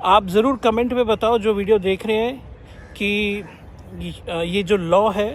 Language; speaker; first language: Hindi; non-native, local second language; Malayalam